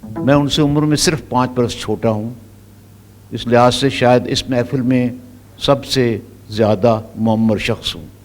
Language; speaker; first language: Urdu; non-native, local second language; Punjabi